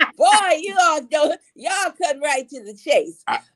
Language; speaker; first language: English; native; English